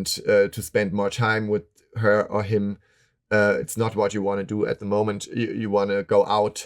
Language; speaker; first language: English; non-native, fluent; German